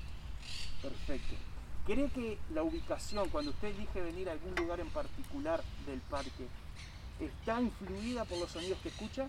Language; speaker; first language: Spanish; native; Spanish